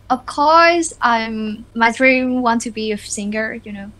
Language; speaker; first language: English; non-native, learner; Vietnamese